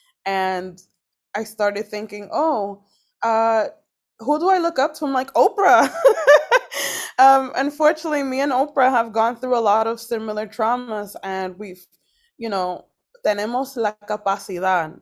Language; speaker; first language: English; early bilingual, other home language; Spanish